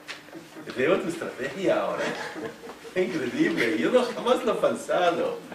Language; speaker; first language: Spanish; non-native, fluent; French